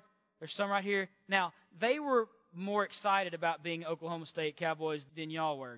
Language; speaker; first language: English; native; English